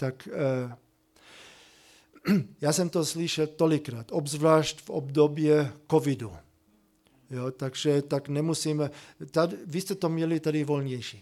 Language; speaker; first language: Czech; non-native, fluent; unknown